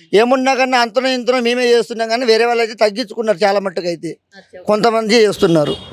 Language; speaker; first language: Telugu; native; Telugu